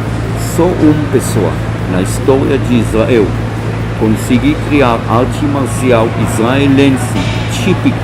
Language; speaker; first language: Portuguese; non-native, fluent; Hebrew